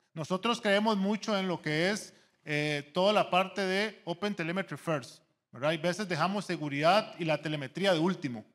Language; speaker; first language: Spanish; native; Spanish